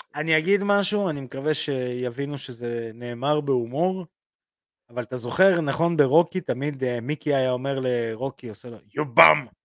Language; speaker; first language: Hebrew; early bilingual, other home language; Russian